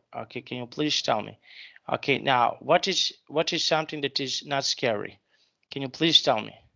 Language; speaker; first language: English; non-native, fluent; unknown